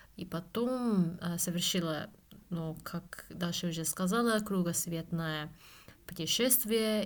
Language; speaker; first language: Russian; non-native, fluent; Japanese